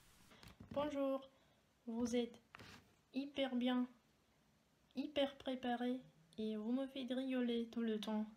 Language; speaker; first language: French; non-native, fluent; Slovak